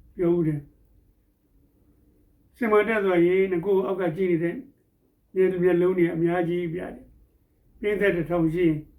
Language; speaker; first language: Burmese; native; Burmese